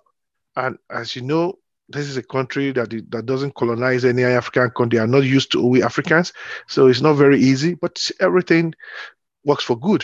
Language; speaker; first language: English; non-native, local second language; Yoruba